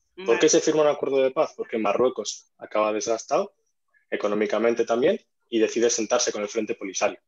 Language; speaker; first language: Spanish; non-native, fluent; Arabic